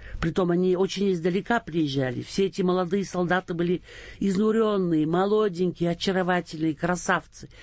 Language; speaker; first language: Russian; early bilingual, heritage; Russian